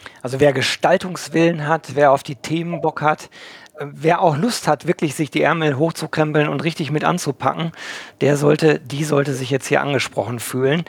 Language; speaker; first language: German; native; German